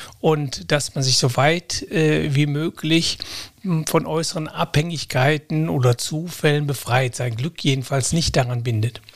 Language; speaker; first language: German; native; German